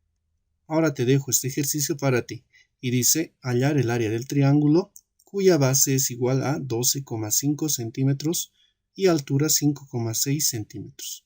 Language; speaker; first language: Spanish; native; Spanish